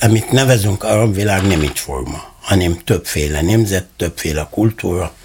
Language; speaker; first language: Hungarian; non-native, learner; Arabic